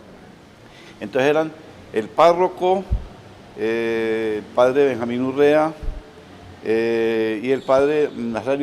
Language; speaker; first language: Spanish; native; Spanish